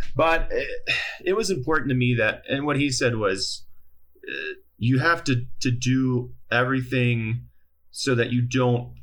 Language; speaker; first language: English; native; English